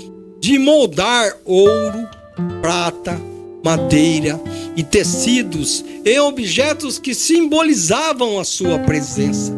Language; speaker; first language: Portuguese; native; Portuguese